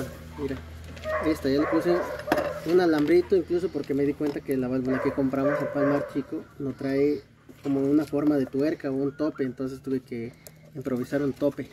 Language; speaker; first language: Spanish; native; Spanish